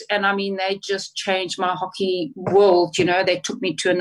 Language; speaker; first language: English; native; English